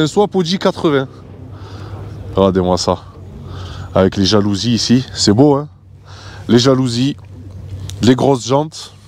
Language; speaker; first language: French; native; French